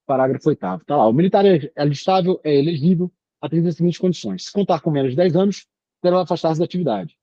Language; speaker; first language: Portuguese; native; Portuguese